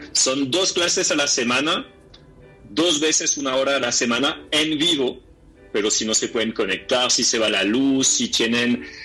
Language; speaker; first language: Spanish; non-native, fluent; French